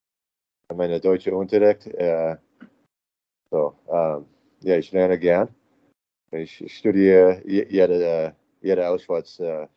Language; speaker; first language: German; non-native, learner; English